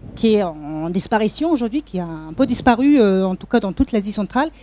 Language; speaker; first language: French; non-native, fluent; Mongolian